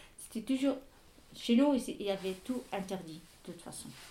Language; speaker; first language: French; non-native, learner; Arabic